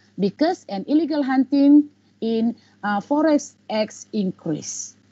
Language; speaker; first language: English; non-native, local second language; Malay